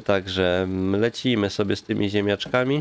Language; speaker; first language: Polish; native; Polish